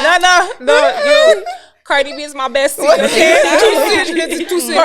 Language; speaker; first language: French; native; French